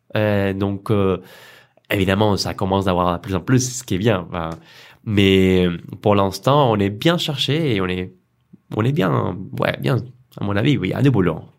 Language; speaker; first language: French; non-native, fluent; Spanish